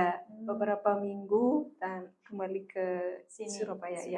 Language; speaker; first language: Indonesian; non-native, fluent; Malagasy